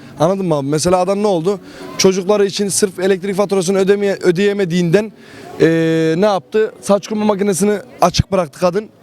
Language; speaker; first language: Turkish; native; Turkish